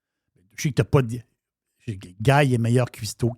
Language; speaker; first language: French; native; French